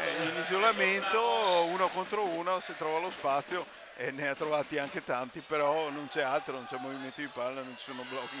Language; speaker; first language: Italian; native; Italian